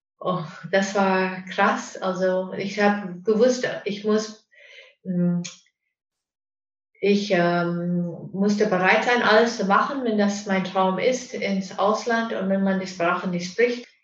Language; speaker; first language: German; non-native, fluent; English